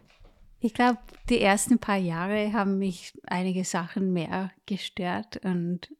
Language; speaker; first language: German; non-native, fluent; English